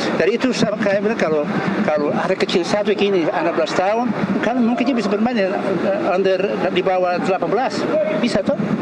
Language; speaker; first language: Indonesian; early bilingual, heritage; Indonesian